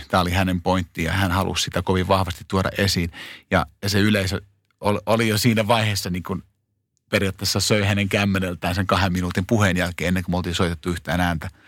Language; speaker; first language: Finnish; native; Finnish